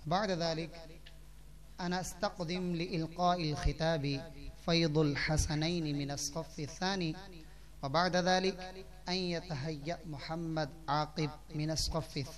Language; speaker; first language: Arabic; non-native, learner; Urdu